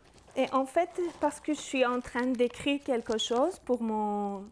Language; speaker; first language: French; non-native, fluent; Persian